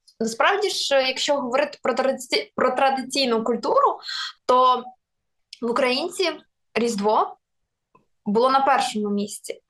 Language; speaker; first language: Ukrainian; non-native, local second language; Russian